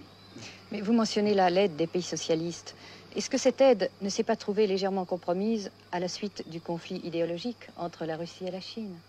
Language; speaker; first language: French; native; French